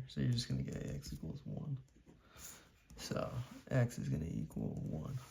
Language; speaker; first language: English; native; English